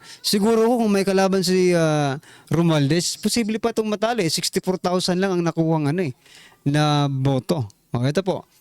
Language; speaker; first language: Filipino; native; Filipino